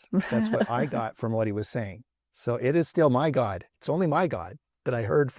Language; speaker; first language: English; native; English